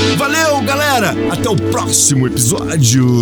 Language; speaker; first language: Portuguese; native; Portuguese